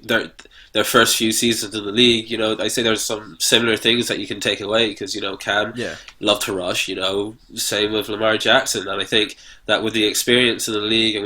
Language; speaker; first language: English; native; English